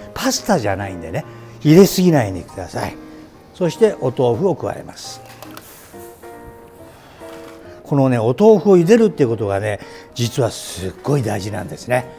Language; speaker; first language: Japanese; native; Japanese